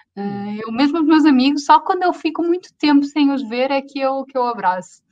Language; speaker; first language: Portuguese; native; Portuguese